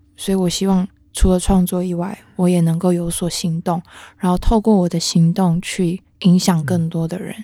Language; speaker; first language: Chinese; non-native, local second language; Hakka Chinese